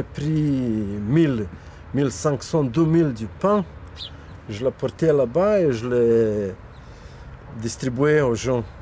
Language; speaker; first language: French; non-native, fluent; Bosnian